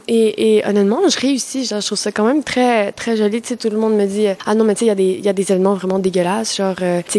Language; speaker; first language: French; non-native, fluent; Spanish